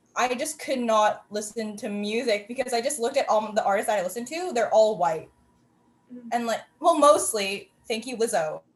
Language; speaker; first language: English; native; English